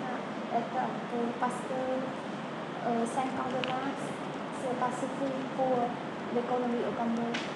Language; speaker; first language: French; non-native, learner; Khmer